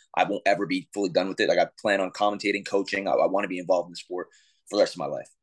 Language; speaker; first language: English; native; English